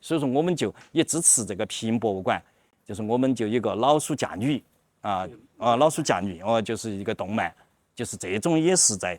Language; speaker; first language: Chinese; native; Chinese